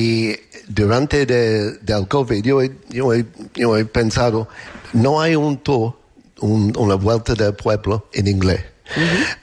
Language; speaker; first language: Spanish; non-native, learner; English